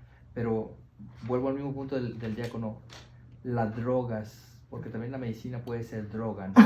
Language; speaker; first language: Spanish; native; Spanish